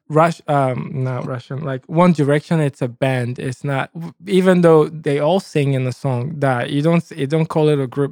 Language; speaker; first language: English; native; English